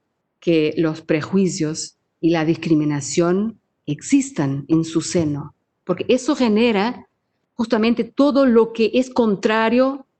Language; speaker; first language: Spanish; non-native, fluent; Portuguese